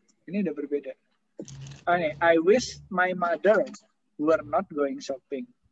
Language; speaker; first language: English; non-native, fluent; Indonesian